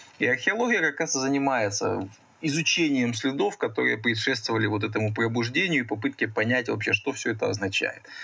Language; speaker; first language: Russian; native; Russian